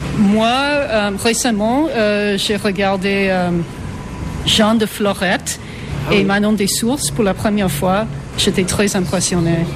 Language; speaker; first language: French; non-native, fluent; English